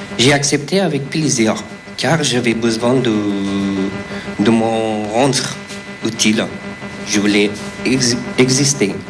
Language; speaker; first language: French; non-native, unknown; Persian